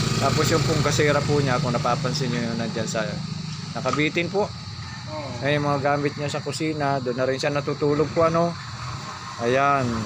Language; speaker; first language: Filipino; native; Filipino